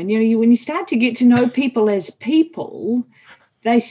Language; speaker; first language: English; native; English